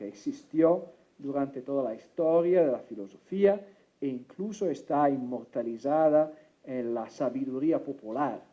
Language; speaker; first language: Spanish; non-native, fluent; Italian